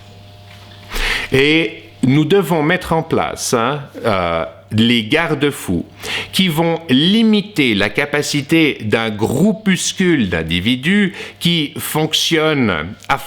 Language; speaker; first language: French; native; French